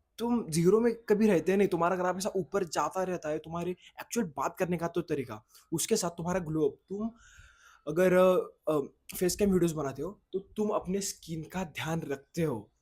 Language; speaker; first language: Hindi; non-native, local second language; Marathi